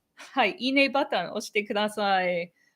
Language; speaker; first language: Japanese; non-native, fluent; English